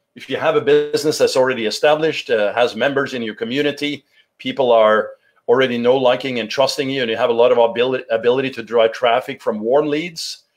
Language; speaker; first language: English; non-native, fluent; Norwegian